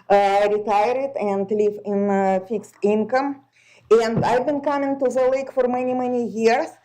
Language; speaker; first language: English; non-native, fluent; Russian